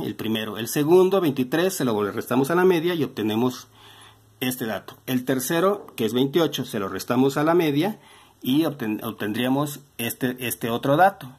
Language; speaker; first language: Spanish; native; Spanish